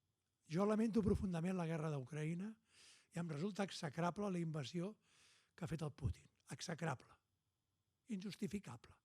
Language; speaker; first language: Catalan; native; Catalan